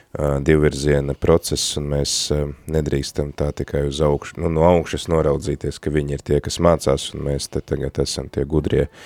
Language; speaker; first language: Latvian; native; Latvian